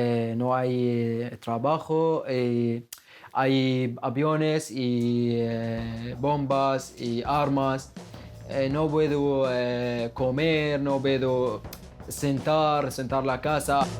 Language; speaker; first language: Spanish; non-native, learner; Arabic